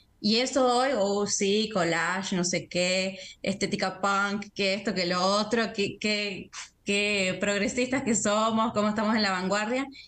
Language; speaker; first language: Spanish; native; Spanish